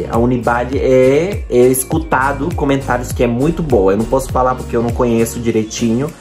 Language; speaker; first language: Portuguese; non-native, fluent; Spanish